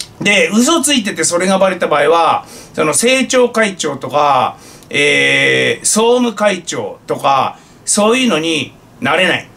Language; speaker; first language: Japanese; native; Japanese